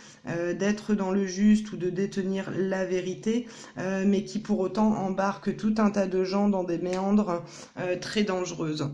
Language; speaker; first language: French; native; French